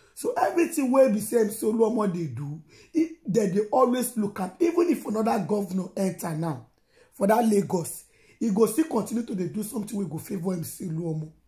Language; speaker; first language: Nigerian Pidgin; non-native, local second language; Yoruba